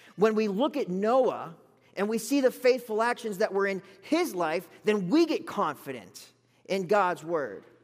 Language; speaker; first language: English; native; English